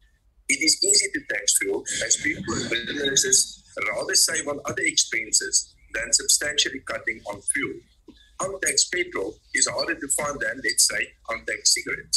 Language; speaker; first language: English; non-native, local second language; Afrikaans